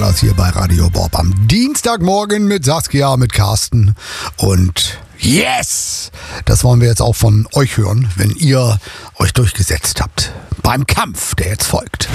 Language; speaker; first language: German; native; German